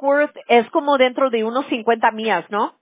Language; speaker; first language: Spanish; early bilingual, heritage; English